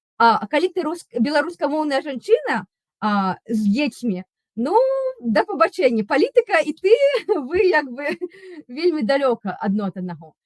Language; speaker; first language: Belarusian; non-native, local second language; Russian